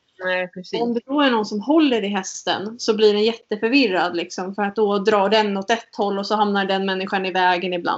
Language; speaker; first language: Swedish; native; Swedish